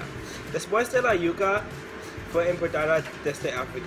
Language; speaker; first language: Spanish; non-native, learner; English